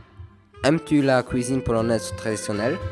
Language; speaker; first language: French; non-native, learner; Polish